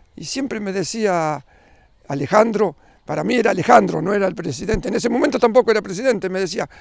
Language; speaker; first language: Spanish; native; Spanish